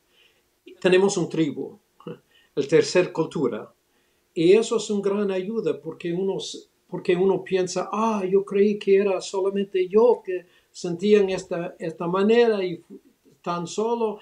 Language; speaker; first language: Spanish; early bilingual, other home language; English